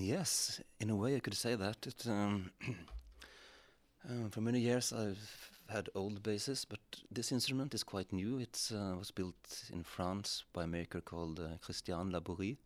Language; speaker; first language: English; non-native, fluent; Norwegian